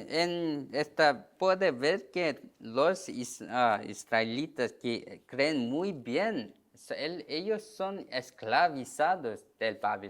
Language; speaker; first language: Spanish; non-native, learner; Korean